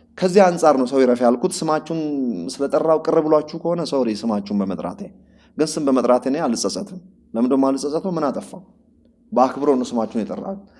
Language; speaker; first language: Amharic; non-native, local second language; Oromo